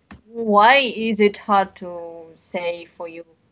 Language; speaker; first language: English; non-native, learner; Bashkir